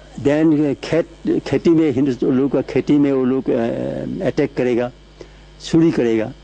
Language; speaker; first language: Hindi; non-native, local second language; Assamese